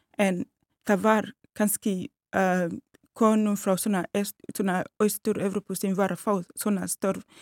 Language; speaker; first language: Icelandic; non-native, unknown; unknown